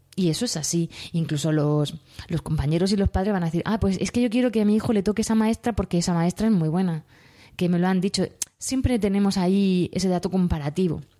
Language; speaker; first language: Spanish; native; Spanish